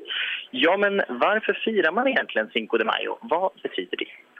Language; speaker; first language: Swedish; native; Swedish